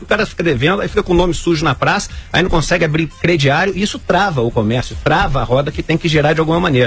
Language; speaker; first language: Portuguese; native; Portuguese